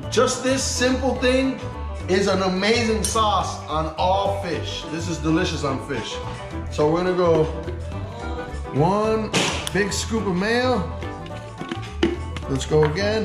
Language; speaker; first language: English; native; English